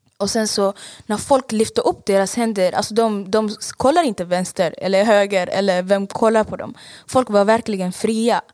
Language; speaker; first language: Swedish; non-native, fluent; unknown